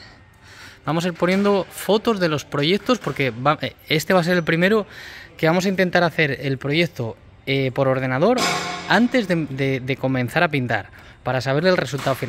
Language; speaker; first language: Spanish; native; Spanish